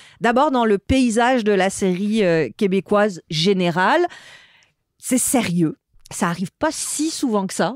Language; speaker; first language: French; native; French